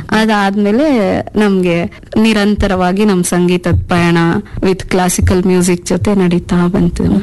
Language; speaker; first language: Kannada; non-native, local second language; Urdu